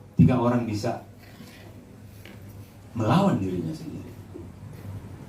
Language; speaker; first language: Indonesian; non-native, local second language; Javanese